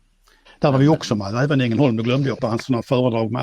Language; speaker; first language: Swedish; native; Swedish